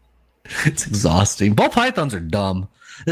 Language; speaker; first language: English; native; English